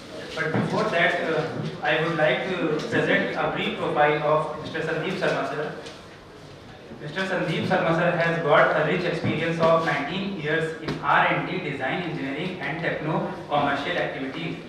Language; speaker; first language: English; non-native, local second language; Hindi